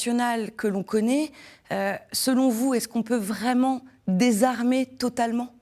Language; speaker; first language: French; native; French